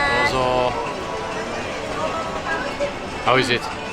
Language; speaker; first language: English; non-native, fluent; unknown